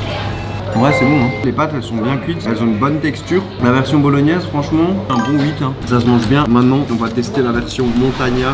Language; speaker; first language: French; native; French